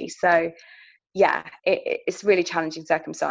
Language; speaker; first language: English; native; English